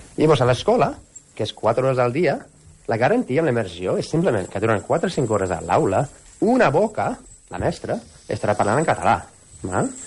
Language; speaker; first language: Catalan; non-native, fluent; English